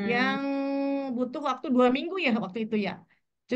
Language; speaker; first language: Indonesian; native; Indonesian